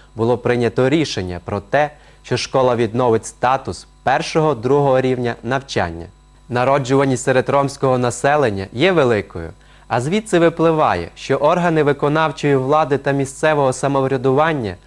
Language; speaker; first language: Ukrainian; non-native, local second language; Romany